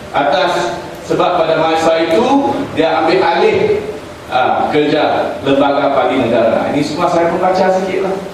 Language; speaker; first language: Malay; non-native, local second language; Chinese